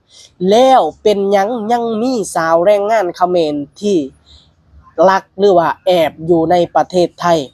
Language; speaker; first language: Thai; non-native, local second language; Lao